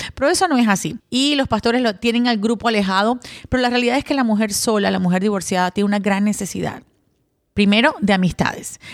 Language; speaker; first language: Spanish; early bilingual, other home language; English